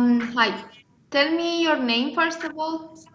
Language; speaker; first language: English; non-native, fluent; Romanian